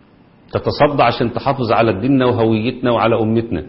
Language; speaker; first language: Arabic; native; Arabic